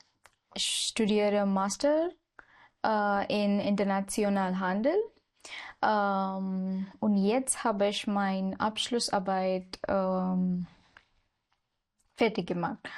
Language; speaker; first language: German; non-native, learner; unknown